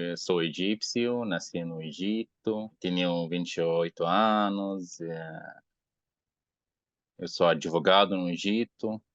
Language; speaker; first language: Portuguese; non-native, learner; Arabic